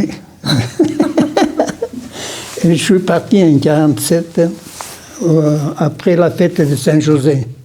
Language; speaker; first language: French; non-native, local second language; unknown